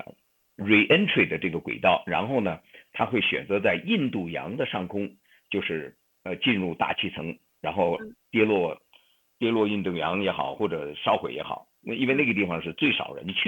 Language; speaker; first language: Chinese; native; Chinese